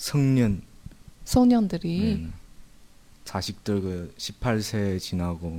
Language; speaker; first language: Korean; early bilingual, heritage; Korean